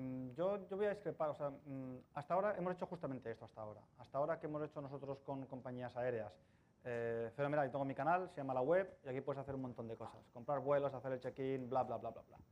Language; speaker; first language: Spanish; native; Spanish